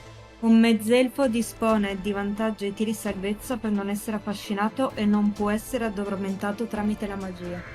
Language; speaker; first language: Italian; native; Italian